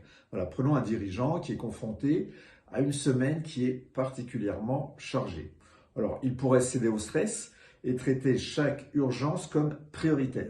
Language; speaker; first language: French; native; French